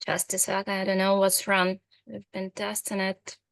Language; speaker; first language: English; non-native, fluent; Ukrainian